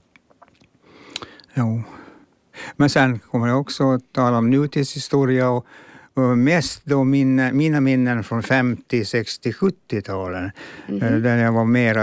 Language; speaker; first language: Swedish; non-native, local second language; Finnish